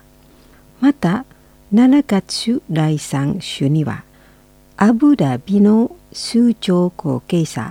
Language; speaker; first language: Japanese; non-native, fluent; Indonesian